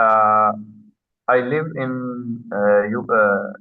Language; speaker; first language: English; non-native, learner; Urdu